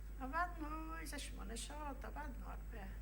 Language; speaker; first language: Hebrew; non-native, fluent; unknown